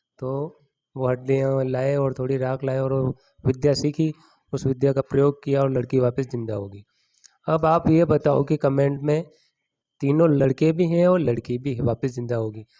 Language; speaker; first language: Hindi; non-native, local second language; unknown